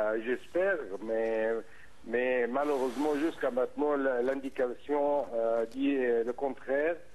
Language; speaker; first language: French; non-native, fluent; Arabic